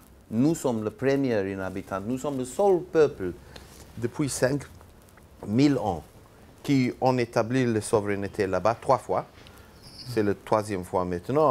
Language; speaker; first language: French; non-native, learner; Hebrew